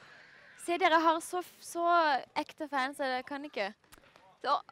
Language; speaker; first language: Norwegian; non-native, learner; Lithuanian